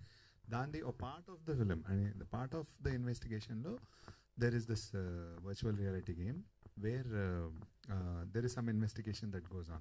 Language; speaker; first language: Telugu; native; Telugu